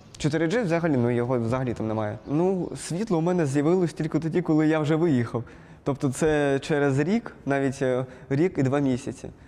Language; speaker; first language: Ukrainian; native; Ukrainian